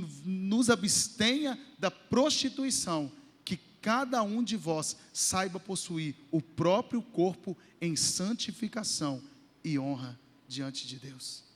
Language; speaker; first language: Portuguese; native; Portuguese